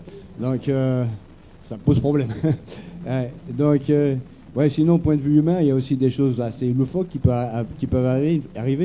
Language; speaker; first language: French; native; French